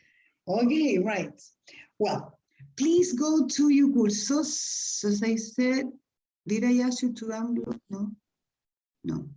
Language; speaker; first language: English; non-native, fluent; Spanish